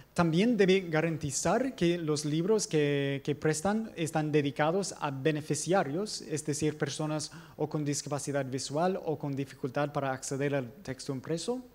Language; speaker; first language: Spanish; non-native, fluent; English